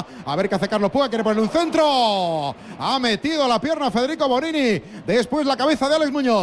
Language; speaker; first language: Spanish; native; Spanish